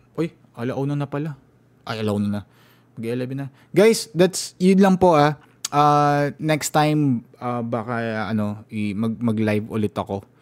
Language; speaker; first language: Filipino; non-native, local second language; Cebuano